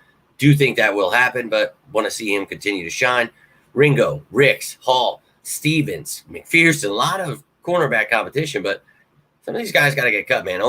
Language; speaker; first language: English; native; English